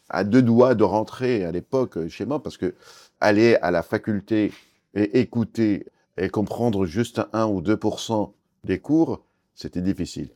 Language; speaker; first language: French; non-native, fluent; Kurdish